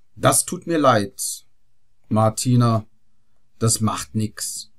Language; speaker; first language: German; non-native, fluent; Arabic